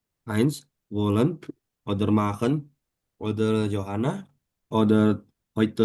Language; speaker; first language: German; non-native, learner; Indonesian